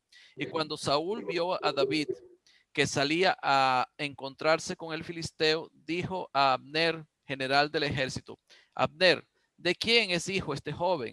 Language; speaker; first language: Spanish; native; Spanish